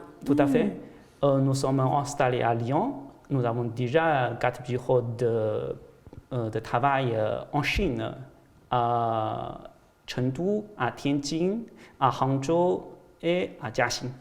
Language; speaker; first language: French; non-native, fluent; Chinese